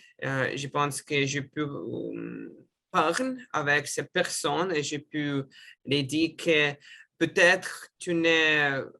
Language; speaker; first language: French; non-native, learner; Russian